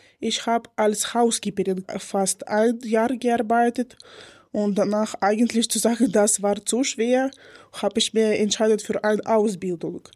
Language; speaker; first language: German; non-native, learner; Ukrainian